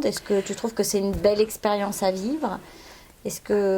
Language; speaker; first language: French; native; French